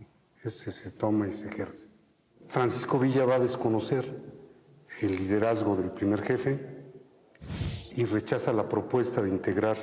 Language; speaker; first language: Spanish; native; Spanish